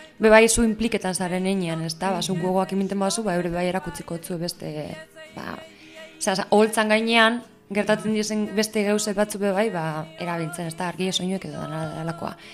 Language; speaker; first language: Basque; native; Basque